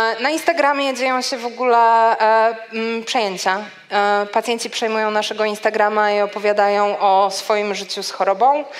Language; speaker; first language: Polish; native; Polish